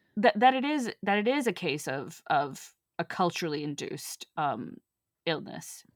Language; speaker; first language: English; early bilingual, other home language; Urdu